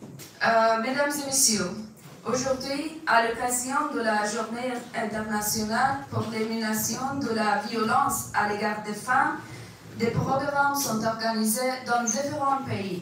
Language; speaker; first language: French; non-native, fluent; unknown